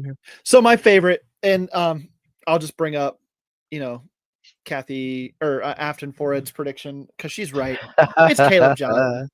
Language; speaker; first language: English; native; English